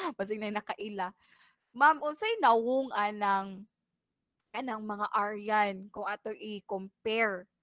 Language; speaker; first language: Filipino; non-native, local second language; Cebuano